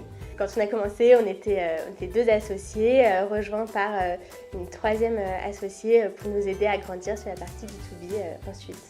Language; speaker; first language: French; native; French